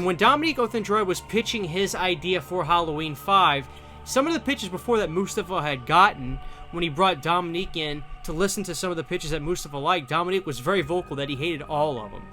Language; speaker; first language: English; native; English